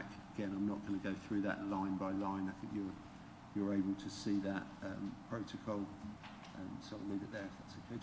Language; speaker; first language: English; native; English